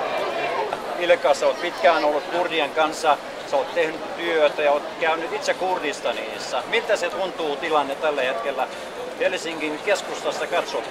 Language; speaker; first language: Finnish; non-native, fluent; Kurdish